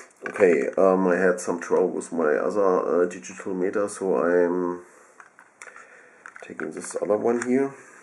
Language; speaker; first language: English; non-native, fluent; German